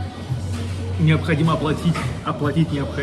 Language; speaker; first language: Russian; native; Russian